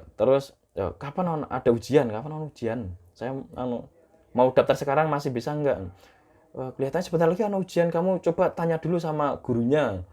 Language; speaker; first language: Indonesian; non-native, local second language; Javanese